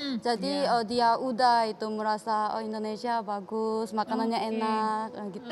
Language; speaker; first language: Indonesian; non-native, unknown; Korean